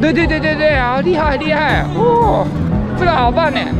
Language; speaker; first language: Chinese; non-native, learner; Japanese